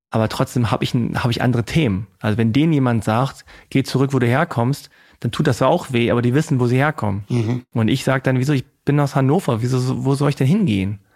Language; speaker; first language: German; native; German